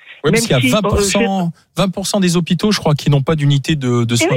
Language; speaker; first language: French; native; French